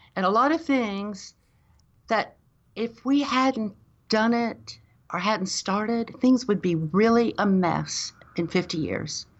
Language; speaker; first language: English; native; English